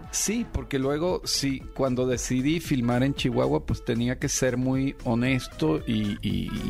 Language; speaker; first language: Spanish; native; Spanish